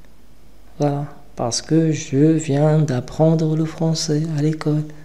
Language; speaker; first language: French; non-native, local second language; Arabic